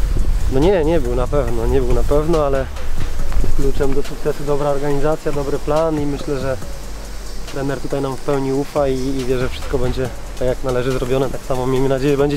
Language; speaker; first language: Polish; native; Polish